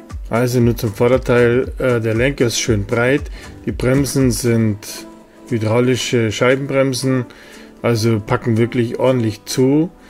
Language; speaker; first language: German; native; German